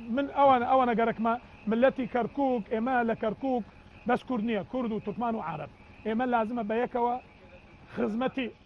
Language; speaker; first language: Central Kurdish; non-native, local second language; Turkish